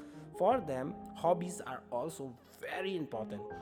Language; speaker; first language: English; non-native, local second language; Hindi